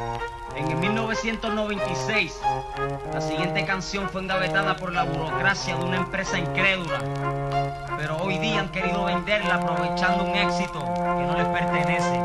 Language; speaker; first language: Spanish; native; Spanish